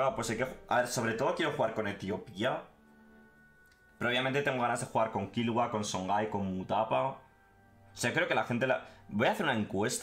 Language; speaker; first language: Spanish; native; Spanish